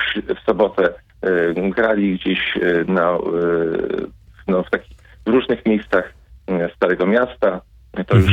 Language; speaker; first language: Polish; native; Polish